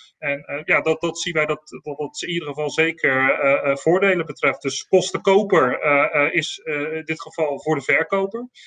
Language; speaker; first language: Dutch; native; Dutch